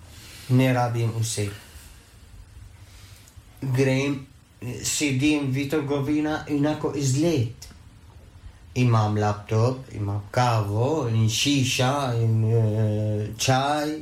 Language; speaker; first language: Slovenian; non-native, learner; Arabic